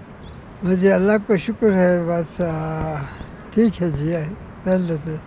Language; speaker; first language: Hindi; non-native, local second language; Balti